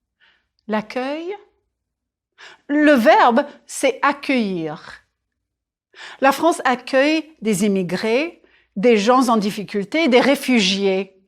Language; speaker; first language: French; non-native, fluent; English